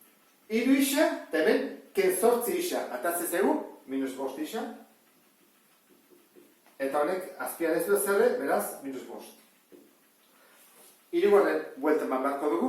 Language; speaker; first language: Basque; native; Basque